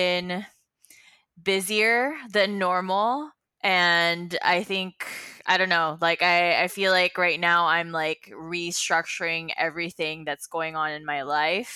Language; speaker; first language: English; non-native, local second language; Filipino